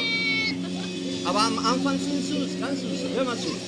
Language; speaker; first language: German; non-native, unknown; Spanish